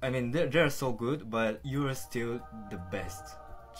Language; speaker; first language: English; non-native, fluent; Japanese